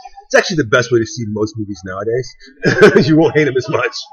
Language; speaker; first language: English; native; English